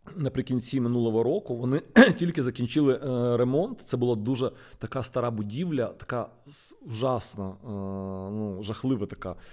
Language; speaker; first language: Ukrainian; non-native, local second language; Russian